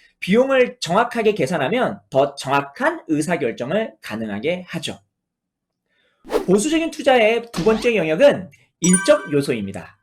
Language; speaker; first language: Korean; native; Korean